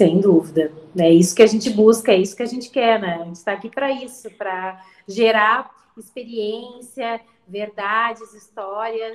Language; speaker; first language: Portuguese; native; Portuguese